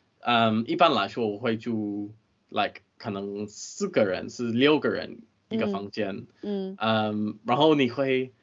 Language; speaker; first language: Chinese; non-native, fluent; English